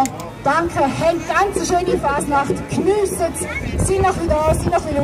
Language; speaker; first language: German; native; German